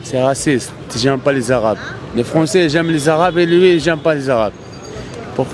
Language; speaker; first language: French; non-native, learner; Arabic